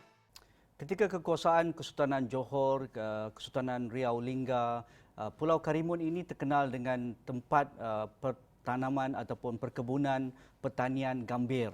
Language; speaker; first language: Malay; native; Malay